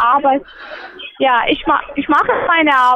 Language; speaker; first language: German; non-native, learner; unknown